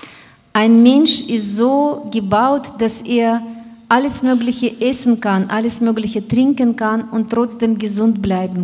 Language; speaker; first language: German; non-native, fluent; Russian